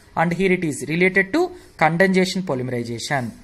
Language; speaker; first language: English; non-native, local second language; Telugu